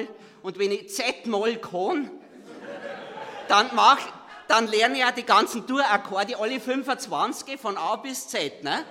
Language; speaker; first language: German; native; German